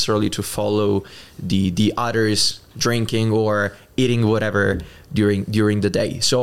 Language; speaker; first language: English; non-native, fluent; Italian